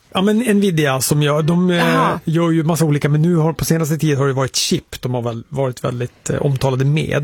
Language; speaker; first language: Swedish; native; Swedish